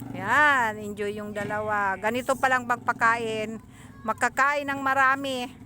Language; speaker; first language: Filipino; native; Filipino